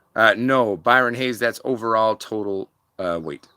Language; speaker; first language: English; native; English